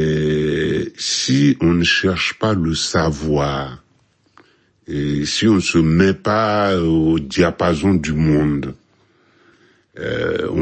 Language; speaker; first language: French; non-native, local second language; Mossi